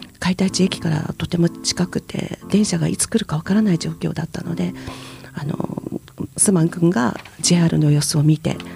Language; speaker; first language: Japanese; native; Japanese